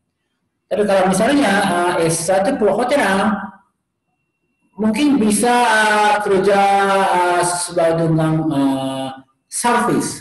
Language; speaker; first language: Indonesian; non-native, learner; Japanese